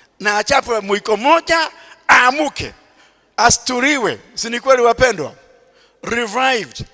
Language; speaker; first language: Swahili; non-native, local second language; Kikuyu